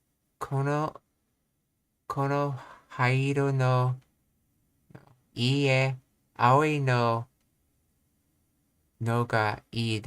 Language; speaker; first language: Japanese; non-native, learner; English